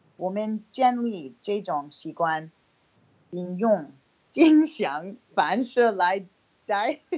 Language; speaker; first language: Chinese; non-native, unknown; English